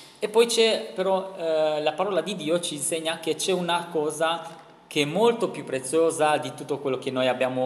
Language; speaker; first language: Italian; non-native, fluent; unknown